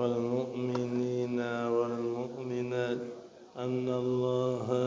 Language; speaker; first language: Arabic; non-native, fluent; Indonesian